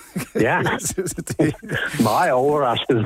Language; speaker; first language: Danish; non-native, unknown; English